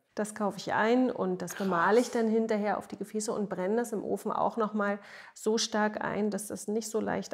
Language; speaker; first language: German; native; German